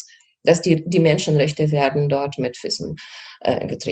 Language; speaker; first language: German; non-native, fluent; Polish